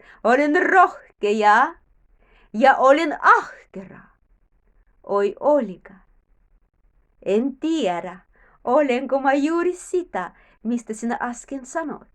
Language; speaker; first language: Finnish; non-native, learner; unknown